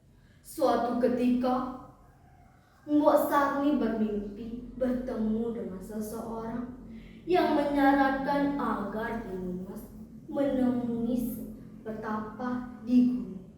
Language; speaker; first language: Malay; non-native, local second language; Balinese